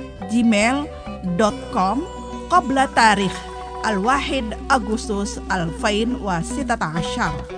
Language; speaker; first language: Arabic; non-native, fluent; Indonesian